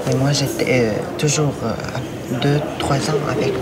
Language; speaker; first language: French; non-native, learner; Arabic